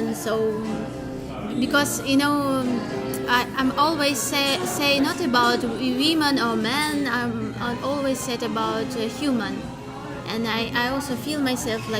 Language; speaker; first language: English; non-native, learner; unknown